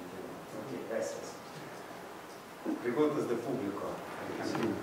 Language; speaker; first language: Spanish; non-native, fluent; Russian